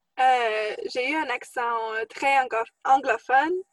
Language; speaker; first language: French; non-native, fluent; English